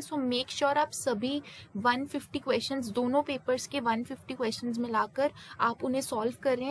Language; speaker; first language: Hindi; native; Hindi